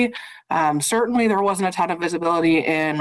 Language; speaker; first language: English; native; English